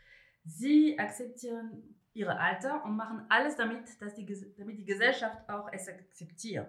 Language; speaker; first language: German; non-native, fluent; French